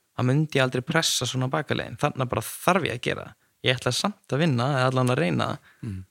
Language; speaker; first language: Icelandic; native; Icelandic